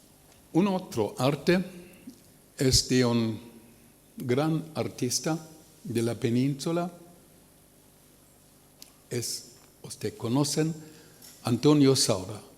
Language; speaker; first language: Spanish; non-native, learner; German